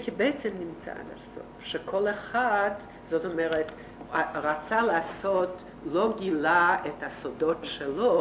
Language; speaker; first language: Hebrew; non-native, fluent; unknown